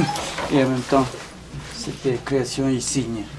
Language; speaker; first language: French; non-native, fluent; Spanish